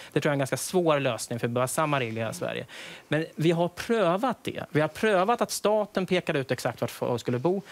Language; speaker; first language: Swedish; native; Swedish